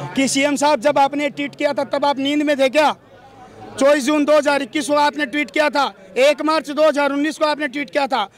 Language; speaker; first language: Hindi; native; Hindi